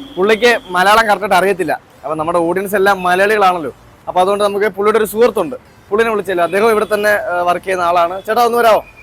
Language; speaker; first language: Malayalam; native; Malayalam